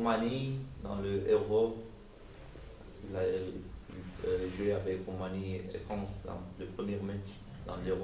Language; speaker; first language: French; non-native, learner; Romanian